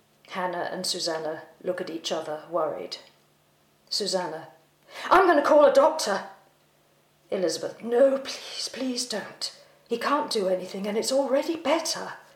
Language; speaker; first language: English; native; English